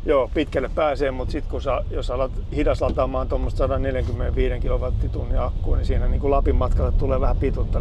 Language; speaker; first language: Finnish; native; Finnish